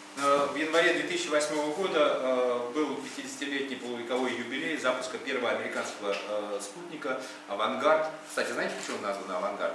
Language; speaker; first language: Russian; native; Russian